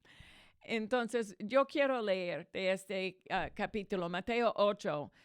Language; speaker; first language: Spanish; non-native, fluent; English